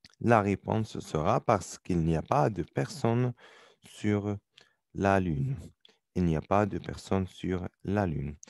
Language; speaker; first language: French; non-native, learner; Arabic